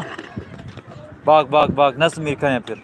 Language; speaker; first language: Turkish; native; Turkish